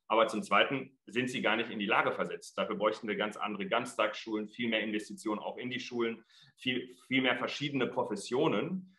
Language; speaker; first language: German; early bilingual, other home language; Arabic